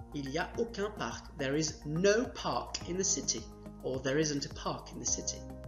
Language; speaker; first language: English; non-native, fluent; French